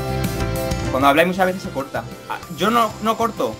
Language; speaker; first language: Spanish; native; Spanish